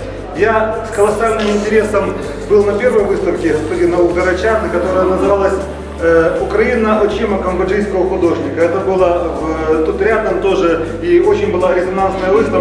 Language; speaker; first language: Russian; native; Russian